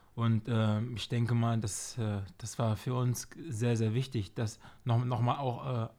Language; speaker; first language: German; native; German